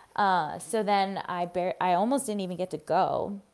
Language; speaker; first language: English; native; English